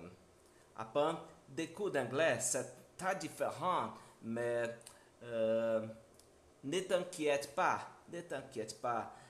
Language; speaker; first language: French; non-native, learner; Portuguese